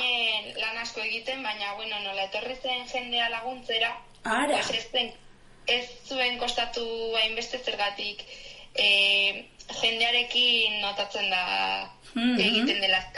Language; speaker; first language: Basque; non-native, local second language; Spanish